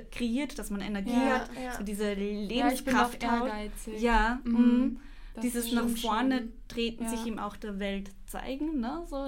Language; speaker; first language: German; native; German